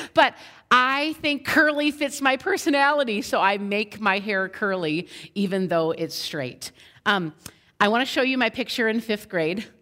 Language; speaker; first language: English; native; English